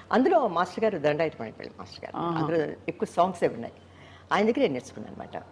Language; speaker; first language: Telugu; native; Telugu